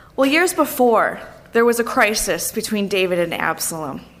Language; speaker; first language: English; native; English